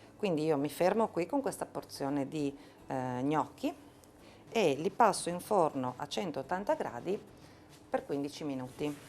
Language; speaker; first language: Italian; native; Italian